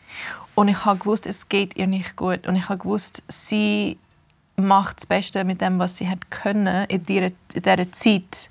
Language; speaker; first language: German; early bilingual, heritage; English